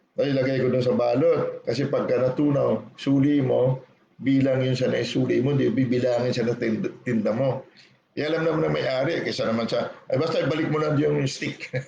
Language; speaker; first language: Filipino; non-native, local second language; Hiligaynon